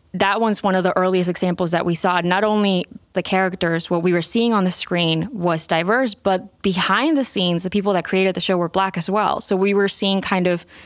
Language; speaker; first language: English; non-native, fluent; Spanish